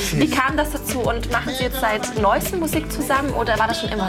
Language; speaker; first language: German; native; German